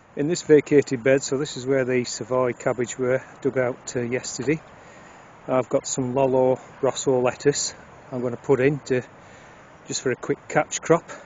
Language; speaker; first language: English; native; English